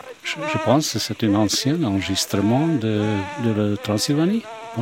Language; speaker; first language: French; non-native, fluent; Hungarian